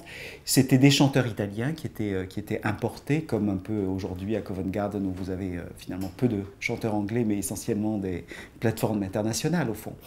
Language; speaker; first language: French; native; French